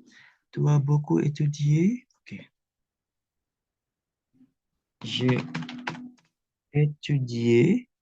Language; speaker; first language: French; non-native, fluent; Indonesian